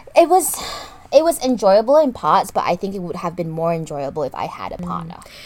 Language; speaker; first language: English; non-native, local second language; Chinese